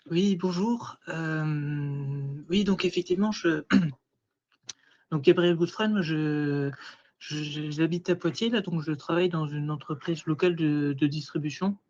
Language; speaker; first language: French; native; French